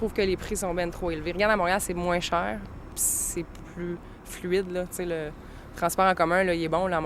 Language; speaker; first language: French; native; French